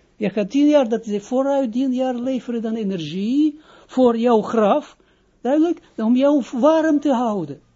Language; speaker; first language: Dutch; non-native, fluent; Hebrew